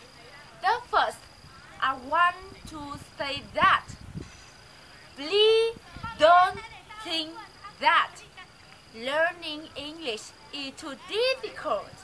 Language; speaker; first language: English; non-native, learner; Vietnamese